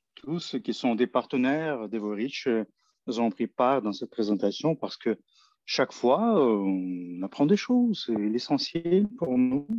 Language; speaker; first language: French; non-native, fluent; Spanish